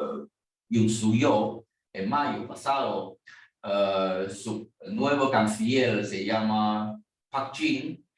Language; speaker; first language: Spanish; non-native, fluent; Chinese